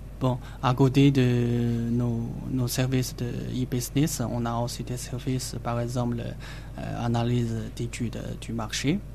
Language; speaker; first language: French; non-native, fluent; Chinese